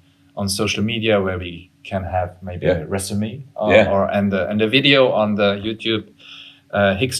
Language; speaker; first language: English; non-native, fluent; German